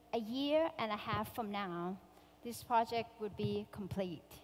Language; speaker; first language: English; non-native, fluent; Thai